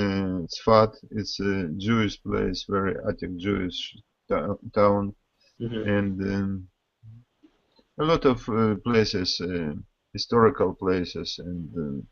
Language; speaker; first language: English; non-native, learner; Russian